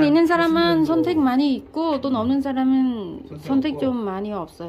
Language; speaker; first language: Korean; non-native, learner; Vietnamese